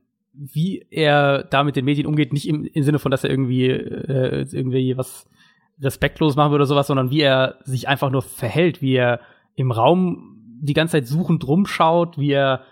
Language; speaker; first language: German; native; German